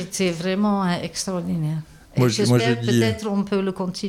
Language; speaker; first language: French; non-native, fluent; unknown